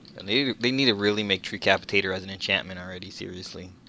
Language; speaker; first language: English; native; English